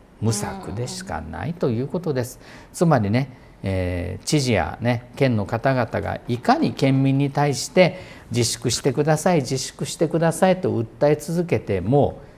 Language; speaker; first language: Japanese; native; Japanese